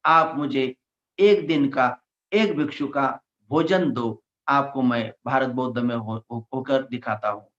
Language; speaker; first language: Hindi; non-native, local second language; Marathi